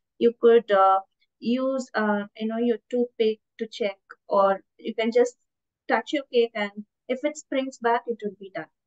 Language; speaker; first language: English; non-native, local second language; Tamil